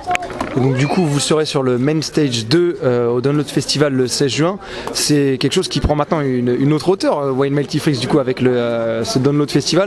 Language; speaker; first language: French; native; French